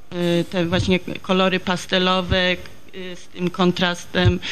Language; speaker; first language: Polish; early bilingual, heritage; Polish